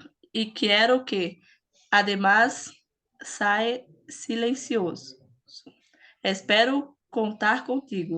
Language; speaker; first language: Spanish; non-native, learner; Portuguese